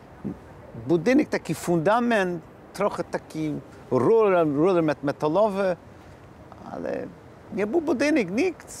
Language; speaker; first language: Polish; non-native, learner; English